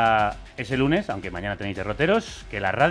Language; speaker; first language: Spanish; native; Spanish